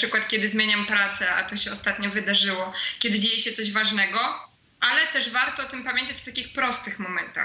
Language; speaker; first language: Polish; native; Polish